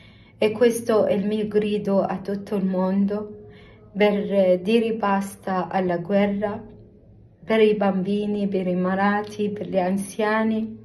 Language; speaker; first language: Italian; non-native, learner; Arabic